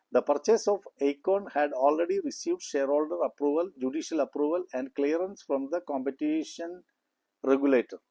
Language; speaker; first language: English; non-native, local second language; Malayalam